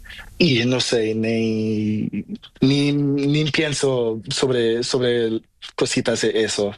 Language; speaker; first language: Spanish; non-native, learner; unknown